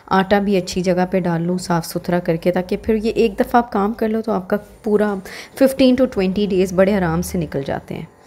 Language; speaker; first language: Urdu; native; Urdu